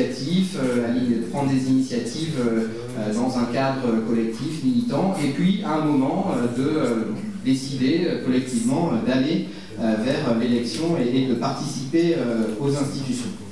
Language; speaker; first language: French; native; French